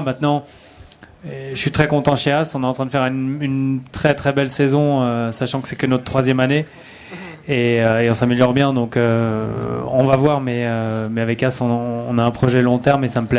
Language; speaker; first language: French; native; French